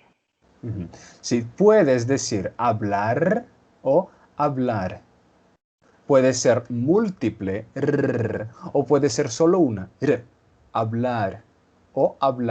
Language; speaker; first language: Spanish; non-native, fluent; Portuguese